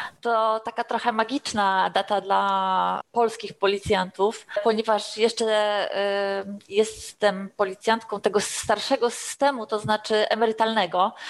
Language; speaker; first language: Polish; native; Polish